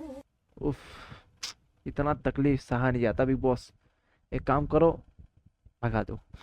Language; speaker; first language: Hindi; native; Hindi